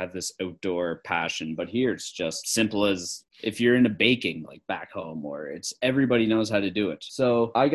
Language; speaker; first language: English; native; English